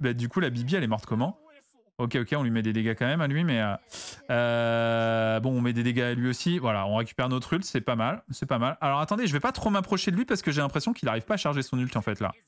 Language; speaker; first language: French; native; French